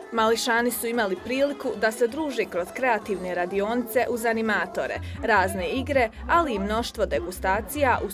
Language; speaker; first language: Bosnian; native; Bosnian